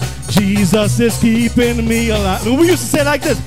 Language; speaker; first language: English; non-native, local second language; Spanish